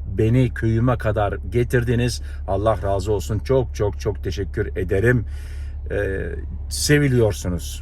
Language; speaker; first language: Turkish; native; Turkish